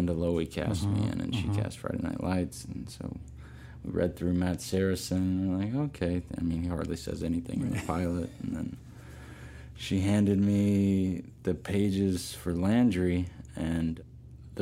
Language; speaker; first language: English; native; English